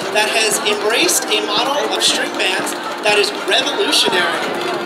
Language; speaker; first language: English; native; English